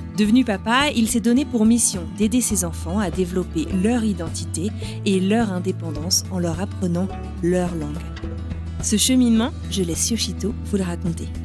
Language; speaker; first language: French; native; French